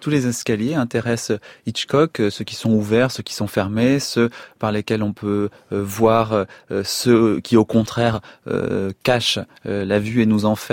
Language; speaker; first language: French; native; French